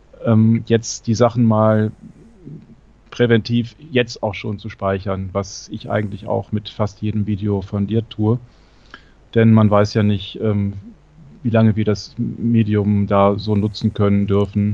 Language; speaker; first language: German; native; German